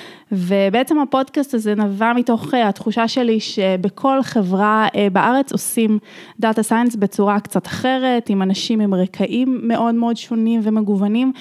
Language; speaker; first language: Hebrew; native; Hebrew